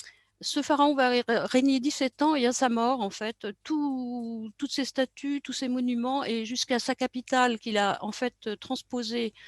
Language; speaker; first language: French; native; French